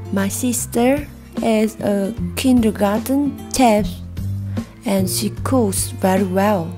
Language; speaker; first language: English; non-native, learner; Vietnamese